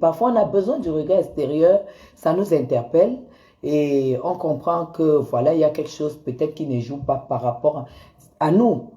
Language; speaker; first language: French; native; French